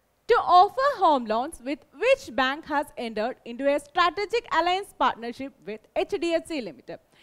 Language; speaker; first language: English; non-native, local second language; Malayalam